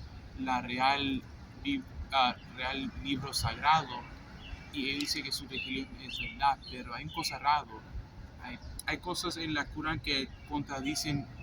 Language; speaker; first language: Spanish; non-native, fluent; English